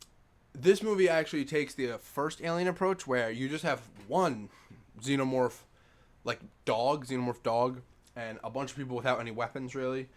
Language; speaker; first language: English; native; English